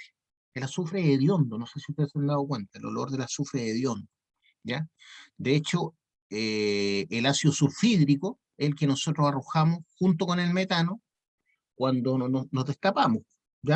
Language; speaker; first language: Spanish; native; Spanish